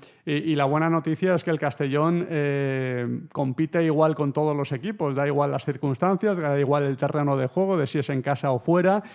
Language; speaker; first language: Spanish; native; Spanish